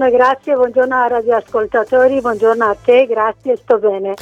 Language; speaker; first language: Italian; non-native, fluent; Persian